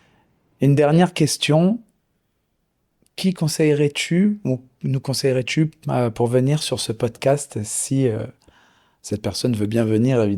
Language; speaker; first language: French; native; French